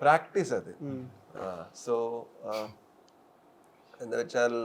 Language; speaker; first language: Malayalam; non-native, learner; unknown